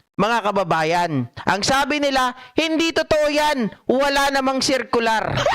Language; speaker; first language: Filipino; non-native, local second language; Iloko